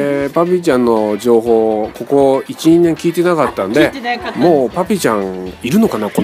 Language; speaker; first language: Japanese; native; Japanese